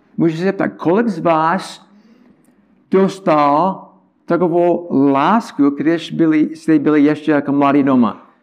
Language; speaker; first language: Czech; non-native, learner; English